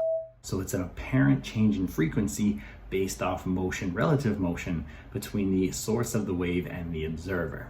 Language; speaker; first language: English; native; English